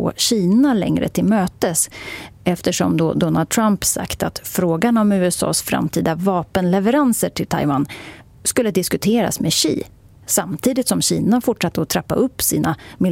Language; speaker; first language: Swedish; native; Swedish